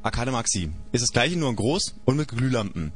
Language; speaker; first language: German; native; German